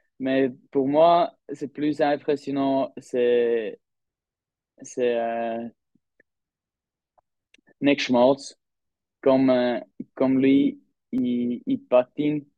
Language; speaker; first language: French; non-native, local second language; German